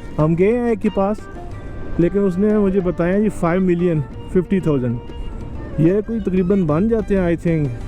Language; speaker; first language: Urdu; native; Urdu